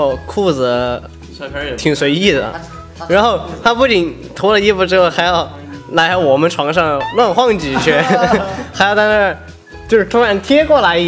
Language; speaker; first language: Chinese; native; Chinese